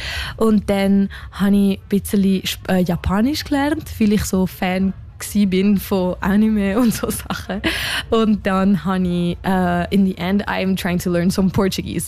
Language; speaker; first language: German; non-native, local second language; French